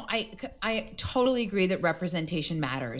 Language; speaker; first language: English; native; English